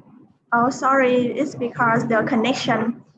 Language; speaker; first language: English; non-native, learner; Vietnamese